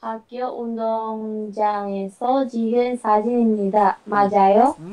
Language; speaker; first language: Korean; non-native, learner; Indonesian